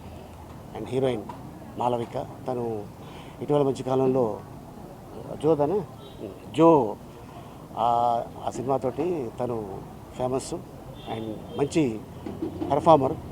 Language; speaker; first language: Telugu; native; Telugu